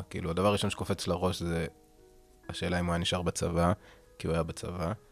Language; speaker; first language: Hebrew; native; Hebrew